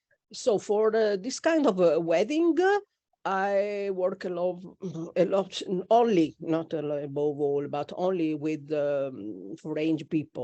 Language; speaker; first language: English; non-native, learner; Italian